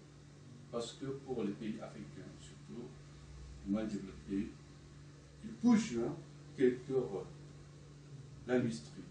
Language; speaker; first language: French; non-native, fluent; Chinese